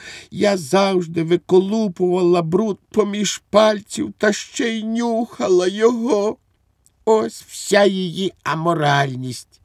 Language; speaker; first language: Ukrainian; native; Ukrainian